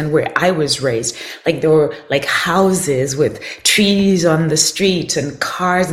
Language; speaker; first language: English; non-native, local second language; Shona